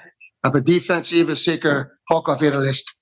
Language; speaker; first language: German; non-native, learner; English